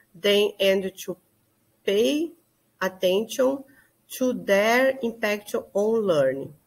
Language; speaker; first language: English; non-native, learner; Portuguese